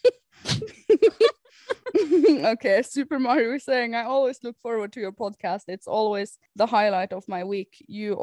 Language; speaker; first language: English; non-native, fluent; Norwegian